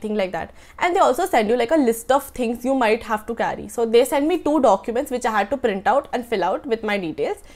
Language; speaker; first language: English; non-native, local second language; Marathi